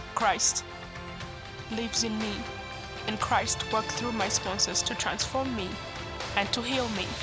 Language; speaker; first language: English; non-native, local second language; Acoli